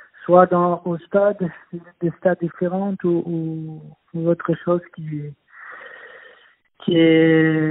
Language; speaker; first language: French; non-native, fluent; Swedish